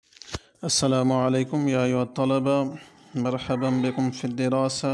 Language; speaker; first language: Arabic; non-native, fluent; Urdu